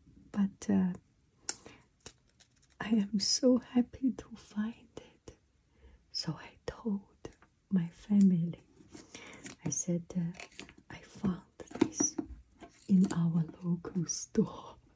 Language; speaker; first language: English; non-native, learner; Chinese